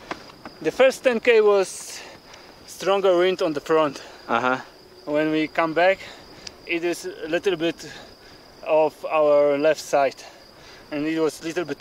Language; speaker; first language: English; non-native, learner; Polish